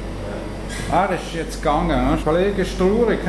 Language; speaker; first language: German; native; German